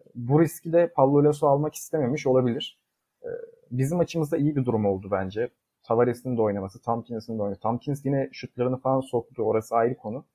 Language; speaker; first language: Turkish; native; Turkish